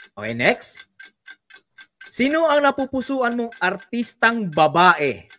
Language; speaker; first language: Filipino; non-native, local second language; Cebuano